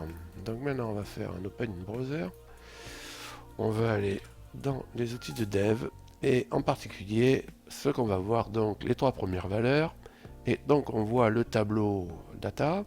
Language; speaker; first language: French; native; French